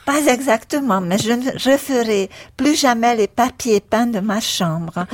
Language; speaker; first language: French; non-native, fluent; Hungarian